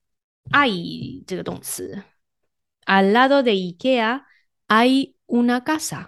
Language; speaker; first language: Spanish; non-native, fluent; Chinese